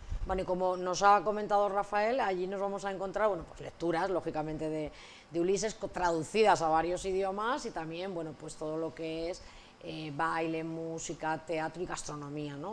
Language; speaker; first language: Spanish; native; Spanish